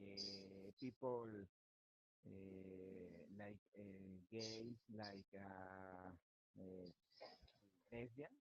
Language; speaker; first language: English; non-native, learner; Spanish